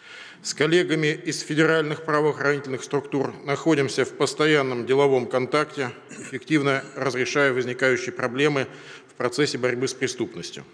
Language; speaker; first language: Russian; native; Russian